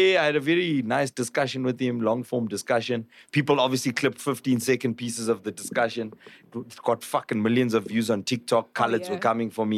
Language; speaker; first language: English; non-native, local second language; Zulu